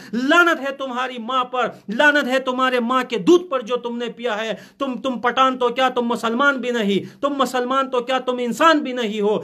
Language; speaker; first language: Hindi; non-native, fluent; Pashto